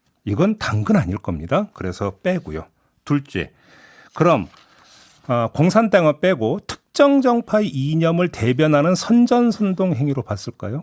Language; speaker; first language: Korean; native; Korean